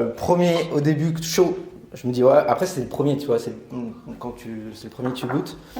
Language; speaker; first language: French; native; French